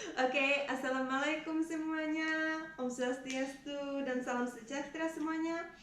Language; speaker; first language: Indonesian; non-native, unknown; English